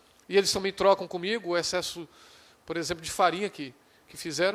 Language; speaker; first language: Portuguese; native; Portuguese